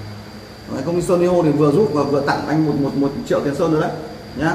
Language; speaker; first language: Vietnamese; native; Vietnamese